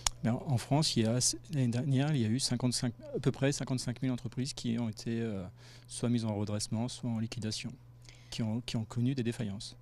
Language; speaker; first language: French; native; French